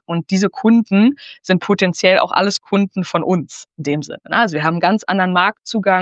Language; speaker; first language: German; native; German